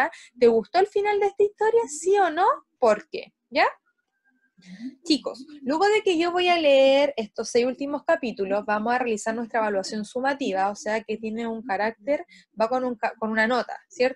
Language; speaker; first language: Spanish; native; Spanish